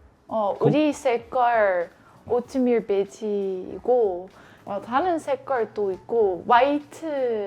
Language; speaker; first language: Korean; non-native, learner; Dutch